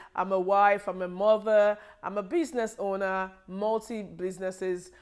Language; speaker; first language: English; non-native, local second language; Yoruba